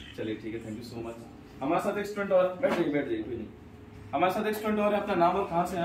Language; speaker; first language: Hindi; native; Hindi